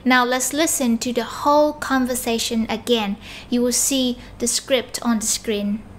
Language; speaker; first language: English; non-native, fluent; Vietnamese